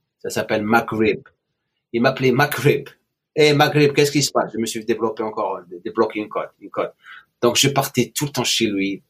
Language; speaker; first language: French; non-native, local second language; Arabic